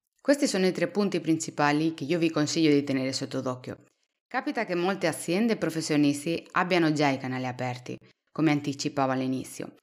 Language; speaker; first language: Italian; non-native, fluent; Spanish